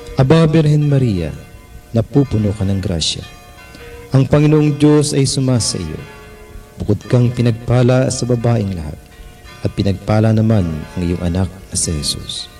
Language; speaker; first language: Filipino; native; Filipino